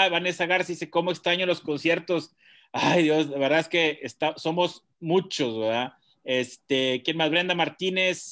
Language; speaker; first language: Spanish; native; Spanish